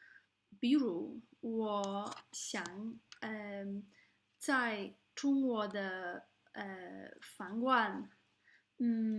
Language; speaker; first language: Chinese; non-native, learner; English